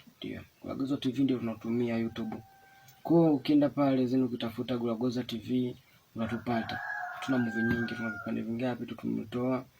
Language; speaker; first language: Swahili; native; Swahili